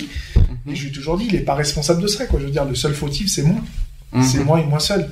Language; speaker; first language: French; native; French